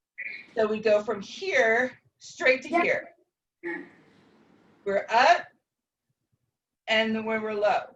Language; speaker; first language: English; native; English